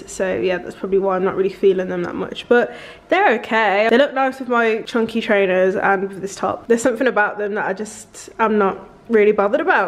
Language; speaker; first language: English; native; English